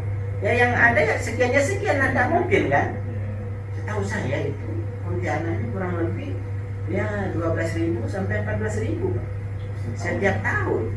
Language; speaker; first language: Indonesian; native; Indonesian